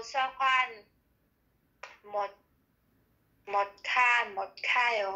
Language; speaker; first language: Korean; non-native, learner; Vietnamese